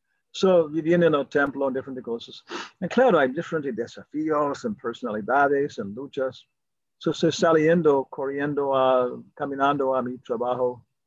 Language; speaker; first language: Spanish; non-native, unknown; English